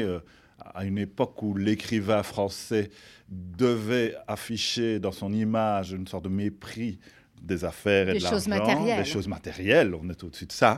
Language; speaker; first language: French; native; French